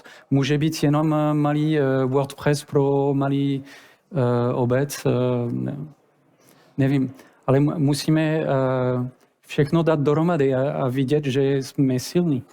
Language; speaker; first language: Czech; non-native, learner; French